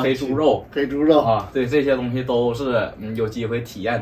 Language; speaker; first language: Chinese; native; Chinese